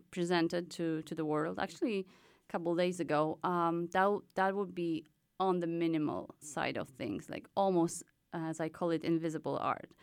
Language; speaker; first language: English; non-native, fluent; Polish